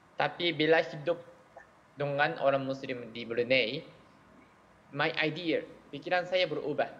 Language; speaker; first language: Malay; non-native, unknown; Japanese